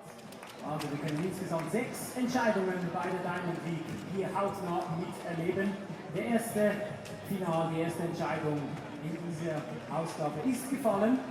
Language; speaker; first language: German; native; German